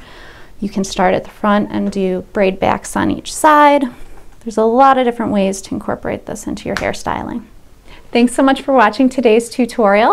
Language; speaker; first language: English; native; English